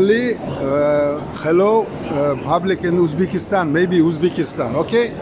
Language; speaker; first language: English; non-native, learner; Uzbek